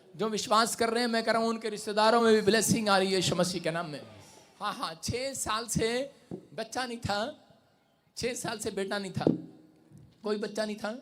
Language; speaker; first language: Hindi; non-native, local second language; Punjabi